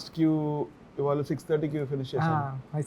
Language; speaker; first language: Telugu; non-native, learner; Tamil